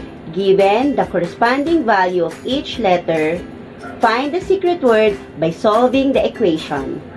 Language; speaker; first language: English; non-native, local second language; Filipino